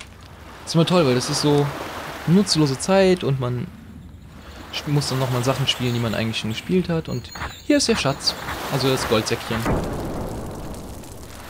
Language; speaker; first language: German; native; German